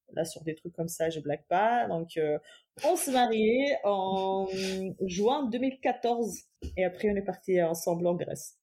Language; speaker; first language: French; non-native, fluent; German